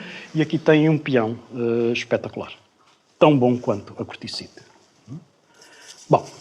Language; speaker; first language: Portuguese; native; Portuguese